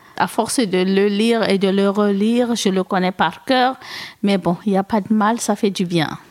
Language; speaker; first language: French; non-native, local second language; Fula